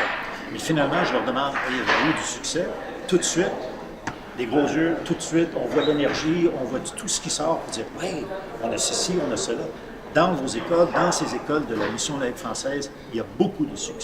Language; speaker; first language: French; native; French